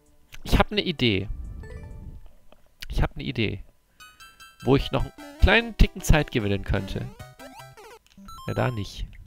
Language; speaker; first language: German; native; German